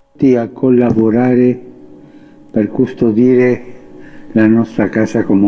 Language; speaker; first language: Italian; early bilingual, heritage; Spanish